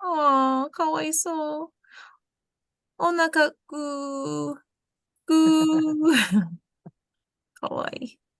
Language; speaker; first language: Japanese; non-native, fluent; English